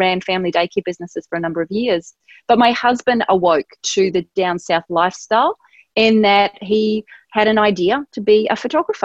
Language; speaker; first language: English; native; English